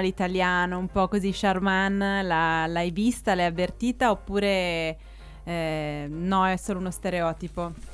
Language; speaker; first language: Italian; native; Italian